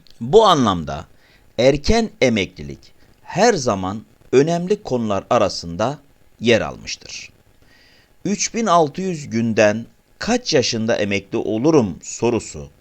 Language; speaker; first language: Turkish; native; Turkish